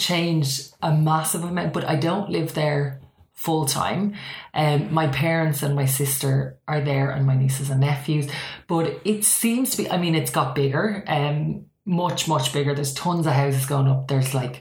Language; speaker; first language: English; native; English